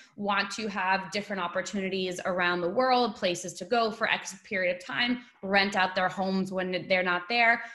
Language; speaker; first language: English; native; English